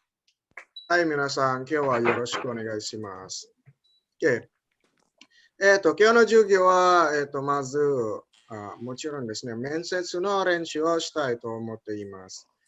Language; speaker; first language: Japanese; non-native, fluent; Indonesian